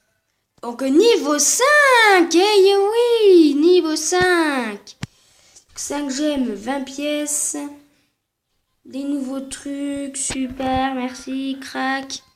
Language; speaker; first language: French; native; French